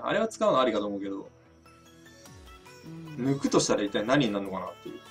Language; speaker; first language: Japanese; native; Japanese